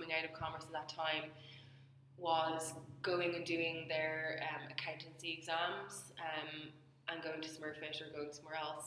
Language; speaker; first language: English; native; English